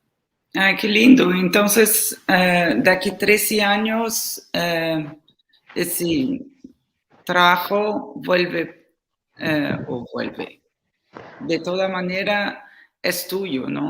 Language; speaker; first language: Spanish; non-native, fluent; Portuguese